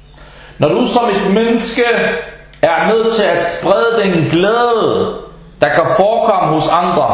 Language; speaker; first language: Danish; non-native, fluent; Arabic